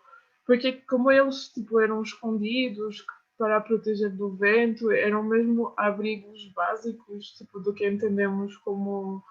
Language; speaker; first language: Portuguese; non-native, fluent; French